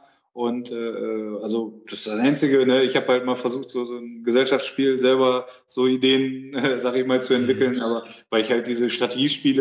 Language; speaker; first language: German; native; German